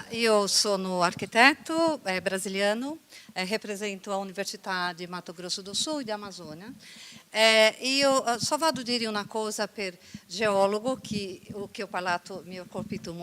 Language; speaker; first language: Italian; non-native, learner; Portuguese